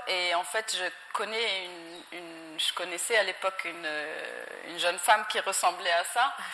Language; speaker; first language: French; non-native, local second language; Arabic